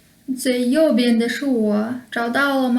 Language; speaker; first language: Chinese; non-native, fluent; Kyrgyz